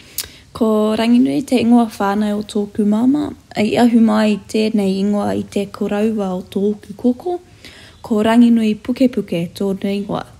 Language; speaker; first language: Māori; non-native, local second language; English